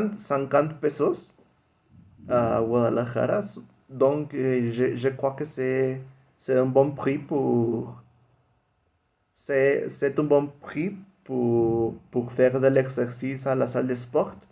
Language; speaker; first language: French; non-native, learner; Spanish